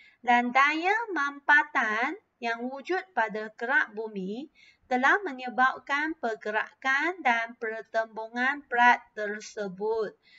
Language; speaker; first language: Malay; non-native, local second language; Chinese